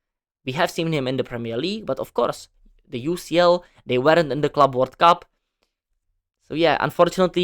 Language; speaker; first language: English; non-native, fluent; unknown